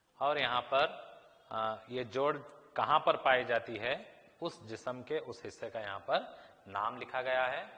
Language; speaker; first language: Urdu; native; Urdu